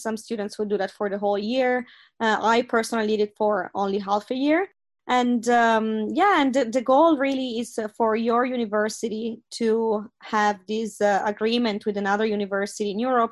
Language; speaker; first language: English; non-native, fluent; Italian